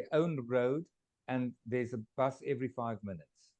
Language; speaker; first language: English; non-native, fluent; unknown